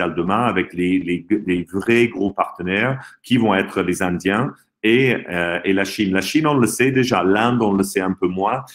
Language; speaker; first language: French; non-native, fluent; English